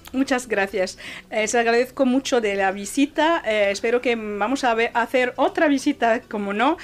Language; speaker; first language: Spanish; non-native, fluent; Arabic